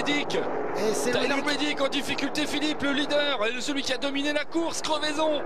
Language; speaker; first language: French; native; French